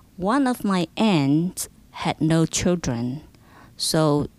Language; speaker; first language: English; non-native, fluent; Indonesian